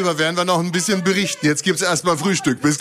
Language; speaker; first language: German; native; German